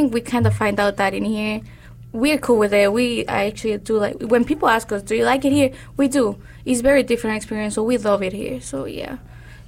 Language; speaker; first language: English; non-native, fluent; Spanish